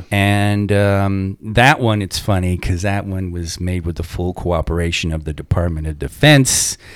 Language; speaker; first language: English; native; English